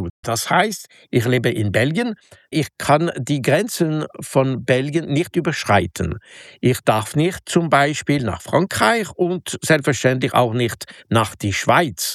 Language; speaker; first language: German; non-native, local second language; French